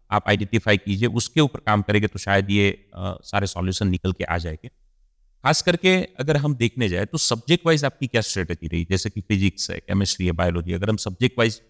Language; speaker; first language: Hindi; non-native, local second language; Gujarati